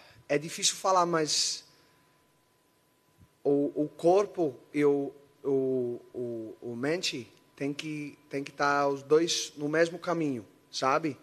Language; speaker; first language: Portuguese; non-native, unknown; English